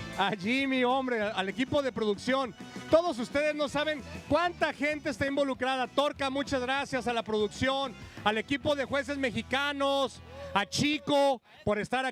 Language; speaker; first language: Spanish; native; Spanish